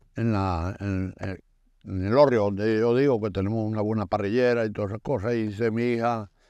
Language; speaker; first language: Spanish; native; Spanish